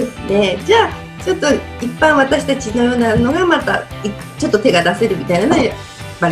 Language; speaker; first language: Japanese; native; Japanese